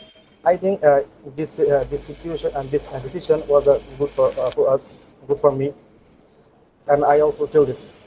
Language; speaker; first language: English; non-native, learner; Bangla